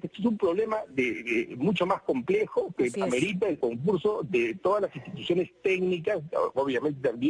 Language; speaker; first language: Spanish; native; Spanish